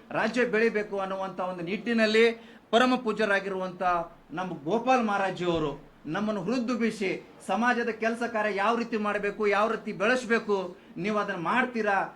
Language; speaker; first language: Kannada; non-native, local second language; Lambadi